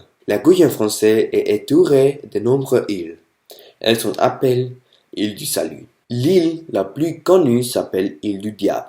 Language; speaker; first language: French; non-native, learner; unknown